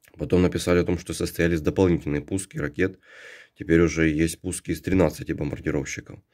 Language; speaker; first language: Russian; native; Russian